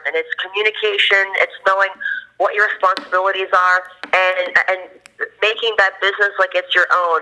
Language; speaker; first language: English; native; English